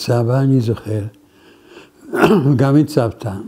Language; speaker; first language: Hebrew; non-native, fluent; Arabic